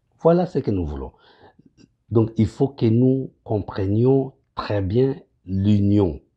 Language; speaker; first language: French; non-native, local second language; Kinyarwanda